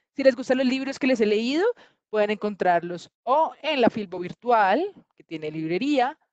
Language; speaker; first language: Spanish; native; Spanish